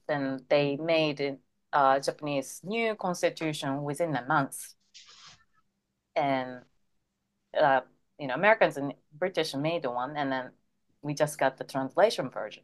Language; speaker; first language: English; non-native, fluent; Japanese